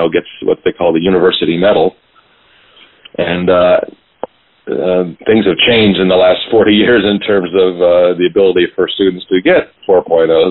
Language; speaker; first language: English; native; English